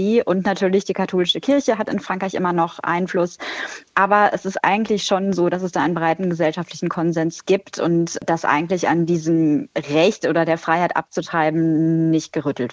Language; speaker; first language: German; native; German